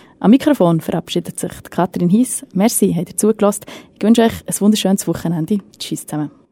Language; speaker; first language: German; native; German